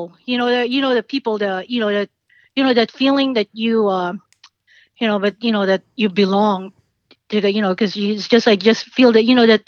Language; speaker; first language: English; non-native, local second language; Filipino